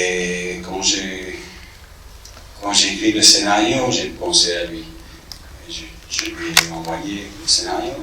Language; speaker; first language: French; non-native, fluent; English